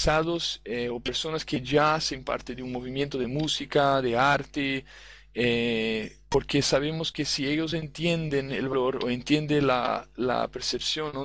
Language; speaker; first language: Spanish; non-native, fluent; Portuguese